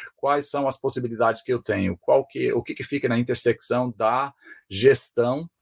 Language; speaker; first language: Portuguese; non-native, fluent; English